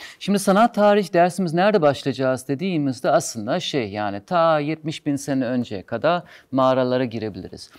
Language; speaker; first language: Turkish; non-native, fluent; German